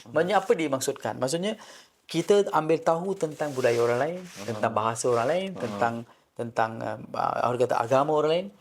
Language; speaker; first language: Malay; non-native, local second language; Tamil